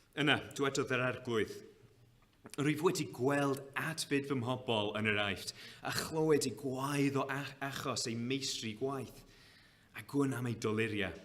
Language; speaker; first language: Welsh; native; Welsh